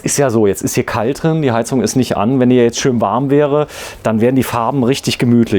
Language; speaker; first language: German; native; German